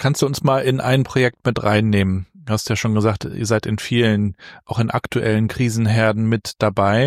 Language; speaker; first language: German; native; German